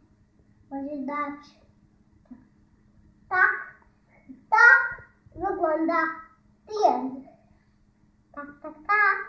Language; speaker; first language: Polish; early bilingual, heritage; Polish